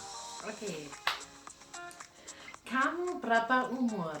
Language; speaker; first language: Indonesian; non-native, learner; German